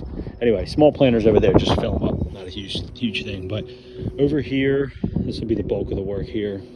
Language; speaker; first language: English; native; English